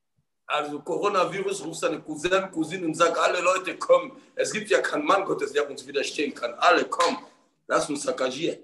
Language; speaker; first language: German; non-native, fluent; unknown